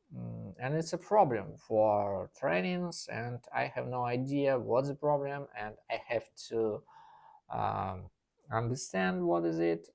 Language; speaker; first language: English; non-native, learner; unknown